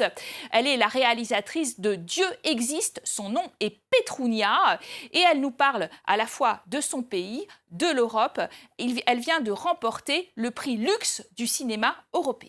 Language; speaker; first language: French; native; French